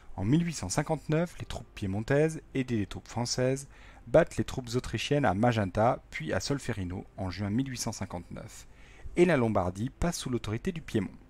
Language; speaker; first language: French; native; French